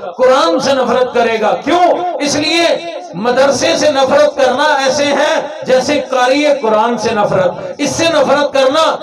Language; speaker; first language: Urdu; non-native, local second language; Saraiki